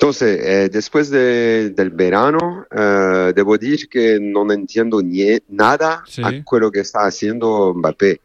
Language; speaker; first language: Spanish; non-native, learner; French